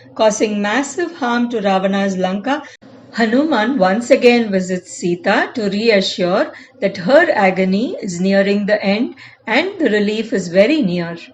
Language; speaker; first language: English; non-native, local second language; Tamil